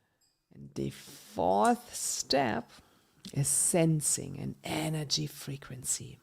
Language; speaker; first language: English; non-native, fluent; German